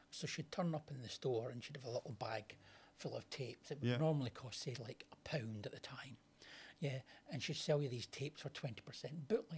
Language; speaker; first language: English; native; English